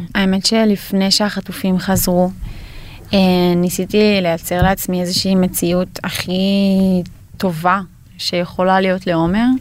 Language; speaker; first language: Hebrew; native; Hebrew